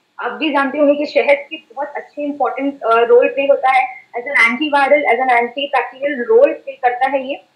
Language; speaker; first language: Hindi; native; Hindi